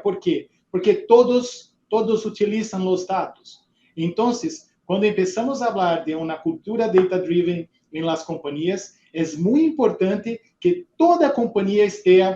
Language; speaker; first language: Spanish; non-native, fluent; Portuguese